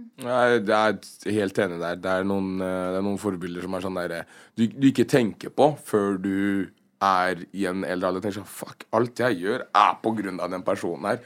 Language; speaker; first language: Norwegian; early bilingual, other home language; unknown